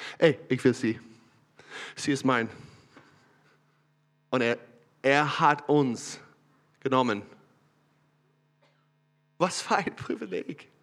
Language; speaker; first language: German; non-native, learner; English